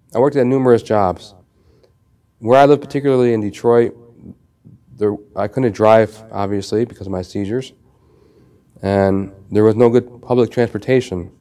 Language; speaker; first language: English; native; English